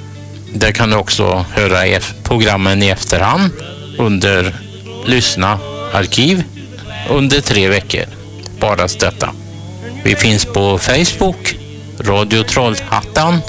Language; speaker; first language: Swedish; native; Swedish